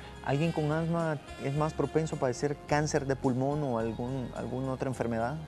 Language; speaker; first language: Spanish; native; Spanish